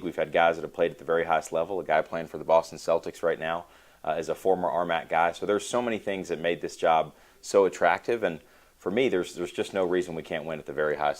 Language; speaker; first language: English; native; English